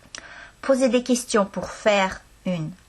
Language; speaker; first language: French; non-native, fluent; Estonian